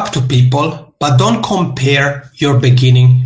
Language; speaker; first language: English; non-native, fluent; Italian